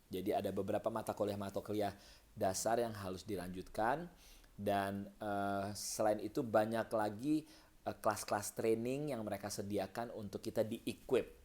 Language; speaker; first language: Indonesian; native; Indonesian